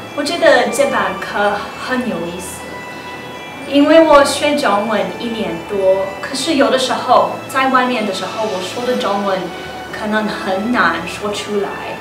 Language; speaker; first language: Chinese; non-native, learner; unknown